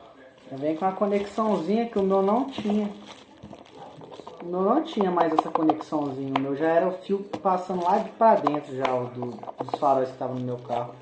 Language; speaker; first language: Portuguese; native; Portuguese